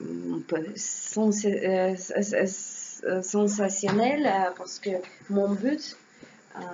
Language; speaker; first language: French; non-native, learner; Russian